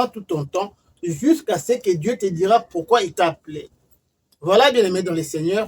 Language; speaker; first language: French; non-native, local second language; Lingala